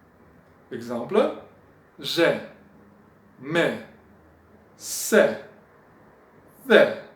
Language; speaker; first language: French; non-native, fluent; Portuguese